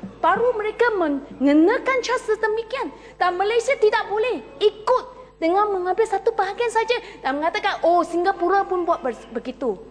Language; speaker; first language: Malay; non-native, local second language; Chinese